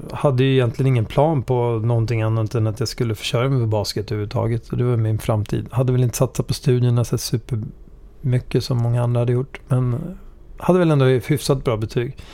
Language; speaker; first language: Swedish; early bilingual, other home language; Hungarian